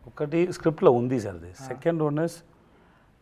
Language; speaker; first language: Telugu; non-native, learner; Tamil